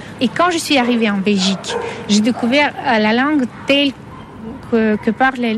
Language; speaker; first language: French; non-native, fluent; Russian